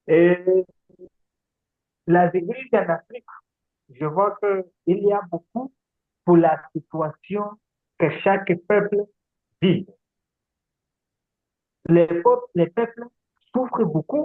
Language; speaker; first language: French; non-native, learner; Portuguese